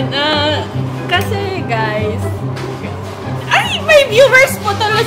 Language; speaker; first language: Filipino; non-native, local second language; Bikol